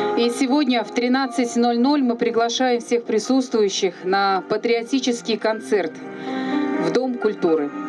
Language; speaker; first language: Russian; native; Russian